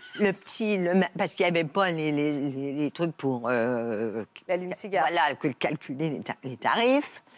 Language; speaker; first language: French; native; French